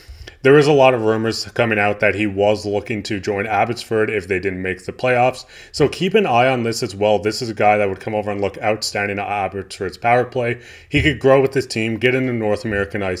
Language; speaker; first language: English; native; English